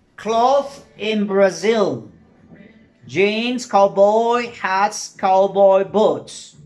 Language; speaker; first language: English; non-native, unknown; Spanish